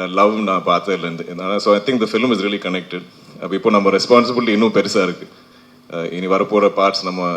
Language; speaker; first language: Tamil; non-native, fluent; Malayalam